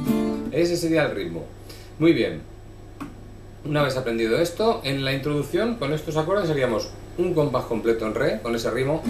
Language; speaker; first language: Spanish; native; Spanish